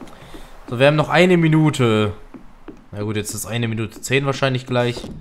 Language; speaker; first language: German; native; German